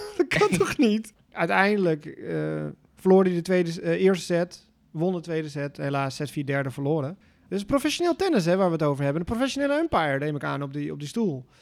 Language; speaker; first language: Dutch; native; Dutch